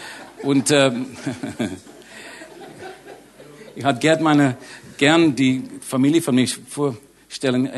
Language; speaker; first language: German; non-native, learner; English